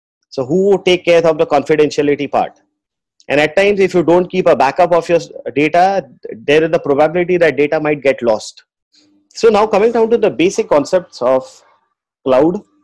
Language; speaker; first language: English; non-native, local second language; Hindi